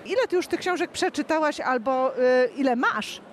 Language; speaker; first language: Polish; native; Polish